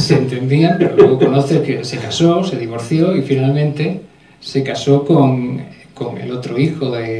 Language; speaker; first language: Spanish; native; Spanish